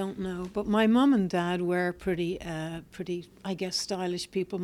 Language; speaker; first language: English; native; English